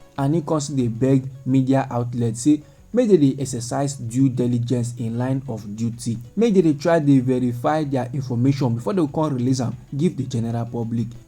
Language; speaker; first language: Nigerian Pidgin; native; Nigerian Pidgin